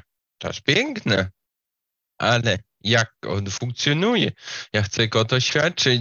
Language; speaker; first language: Polish; non-native, learner; Slovak